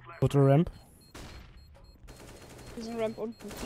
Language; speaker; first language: German; native; German